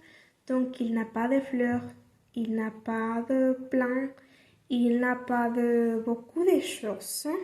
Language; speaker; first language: French; non-native, learner; Spanish